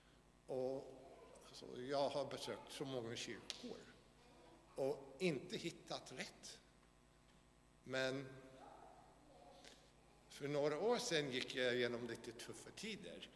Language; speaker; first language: Swedish; non-native, fluent; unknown